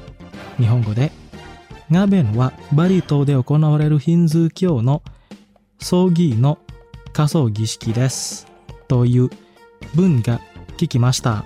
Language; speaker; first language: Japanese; non-native, fluent; Indonesian